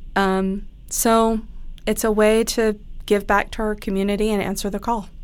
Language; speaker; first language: English; native; English